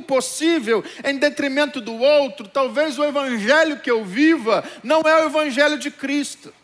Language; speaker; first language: Portuguese; native; Portuguese